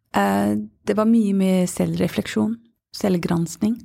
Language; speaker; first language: Norwegian; non-native, fluent; English